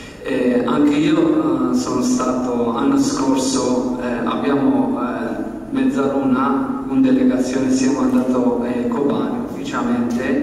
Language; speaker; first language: Italian; non-native, learner; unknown